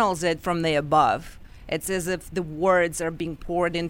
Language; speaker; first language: English; non-native, fluent; Russian